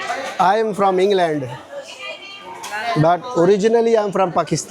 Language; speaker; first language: English; non-native, learner; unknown